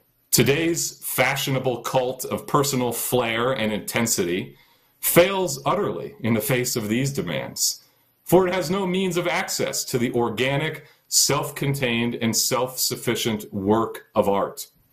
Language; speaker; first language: English; native; English